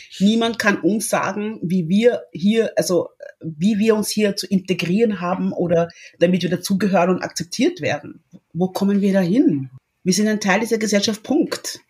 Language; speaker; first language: German; early bilingual, other home language; Lingala